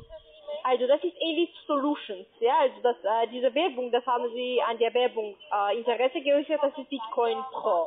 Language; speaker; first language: German; non-native, learner; Spanish